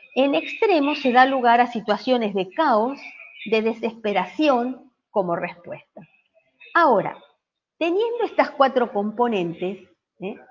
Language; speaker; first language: Spanish; native; Spanish